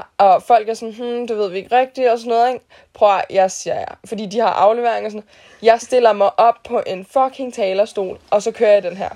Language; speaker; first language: Danish; native; Danish